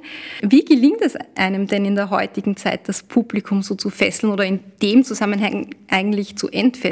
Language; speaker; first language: German; native; German